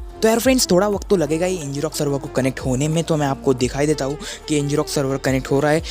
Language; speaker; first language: Hindi; non-native, local second language; Marathi